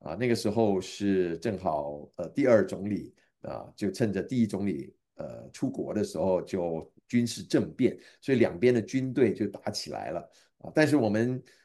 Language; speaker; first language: Chinese; native; Chinese